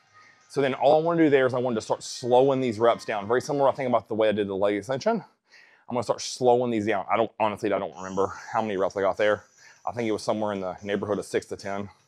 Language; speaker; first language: English; native; English